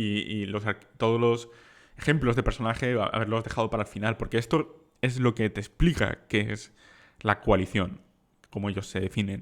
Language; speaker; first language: Spanish; native; Spanish